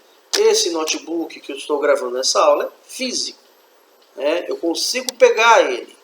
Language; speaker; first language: Portuguese; native; Portuguese